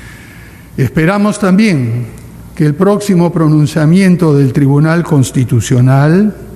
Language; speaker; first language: Spanish; native; Spanish